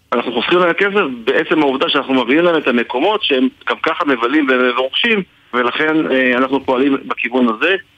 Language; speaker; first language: Hebrew; native; Hebrew